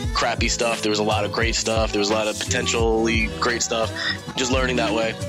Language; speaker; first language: English; native; English